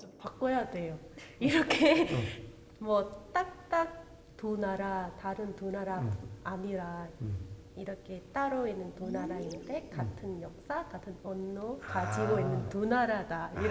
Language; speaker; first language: Korean; non-native, local second language; Vietnamese